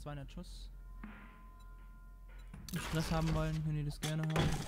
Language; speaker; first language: German; native; German